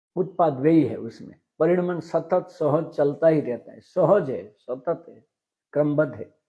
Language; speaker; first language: Hindi; non-native, local second language; Gujarati